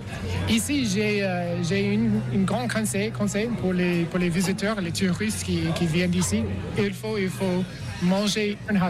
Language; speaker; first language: French; non-native, learner; English